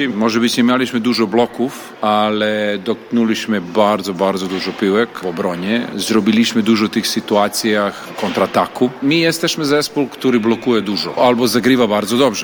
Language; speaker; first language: Polish; non-native, fluent; Serbian